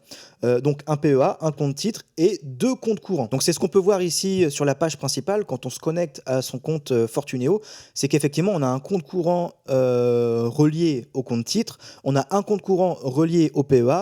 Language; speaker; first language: French; native; French